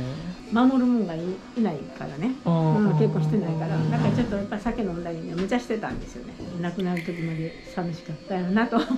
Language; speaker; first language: Japanese; native; Japanese